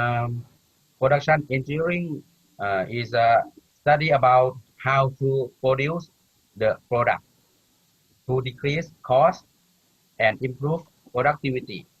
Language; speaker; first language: English; non-native, learner; Thai